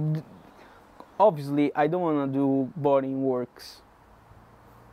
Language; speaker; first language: English; non-native, learner; Portuguese